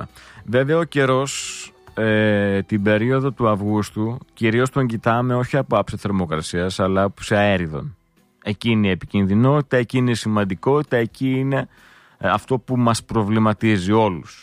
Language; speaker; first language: Greek; native; Greek